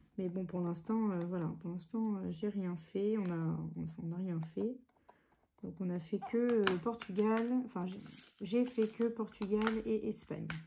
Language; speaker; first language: French; early bilingual, other home language; Portuguese